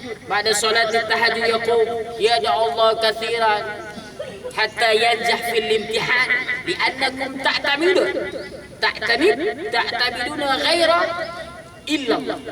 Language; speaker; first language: Arabic; non-native, fluent; Indonesian